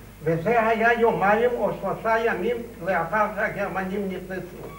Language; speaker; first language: Hebrew; non-native, fluent; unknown